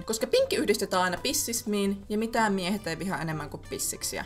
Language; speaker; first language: Finnish; native; Finnish